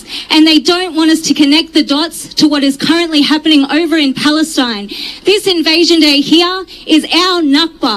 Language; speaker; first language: English; native; English